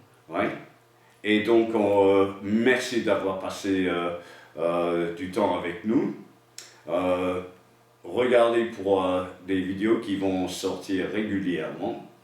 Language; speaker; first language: French; non-native, fluent; English